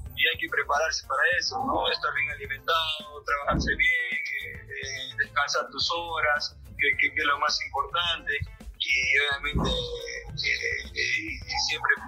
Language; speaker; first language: Spanish; native; Spanish